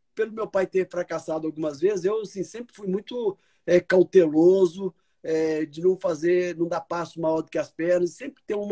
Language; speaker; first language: Portuguese; native; Portuguese